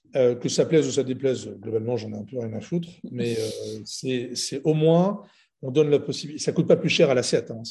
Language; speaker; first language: French; non-native, local second language; Arabic